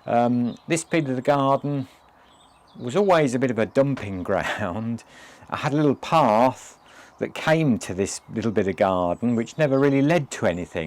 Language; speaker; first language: English; native; English